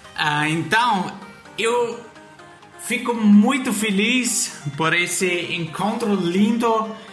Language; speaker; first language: Portuguese; non-native, fluent; German